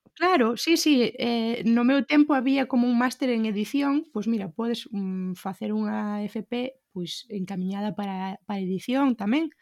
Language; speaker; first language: Galician; native; Galician